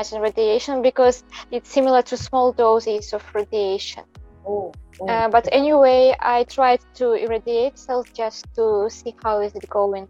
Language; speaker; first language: English; non-native, fluent; Belarusian